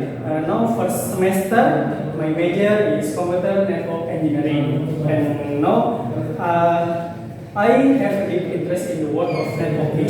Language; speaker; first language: English; non-native, learner; Indonesian